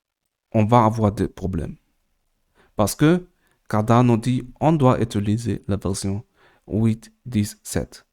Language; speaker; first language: French; non-native, learner; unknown